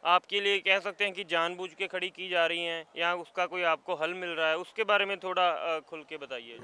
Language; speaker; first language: Hindi; non-native, local second language; Punjabi